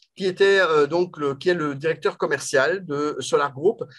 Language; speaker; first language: French; native; French